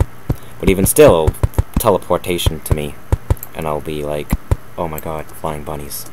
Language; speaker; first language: English; native; English